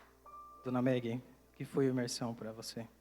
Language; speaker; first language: Portuguese; native; Portuguese